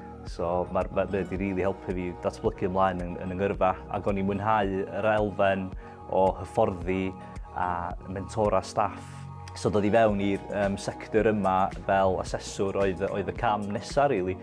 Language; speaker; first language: Welsh; native; Welsh